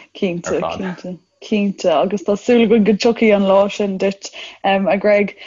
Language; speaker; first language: Irish; non-native, local second language; English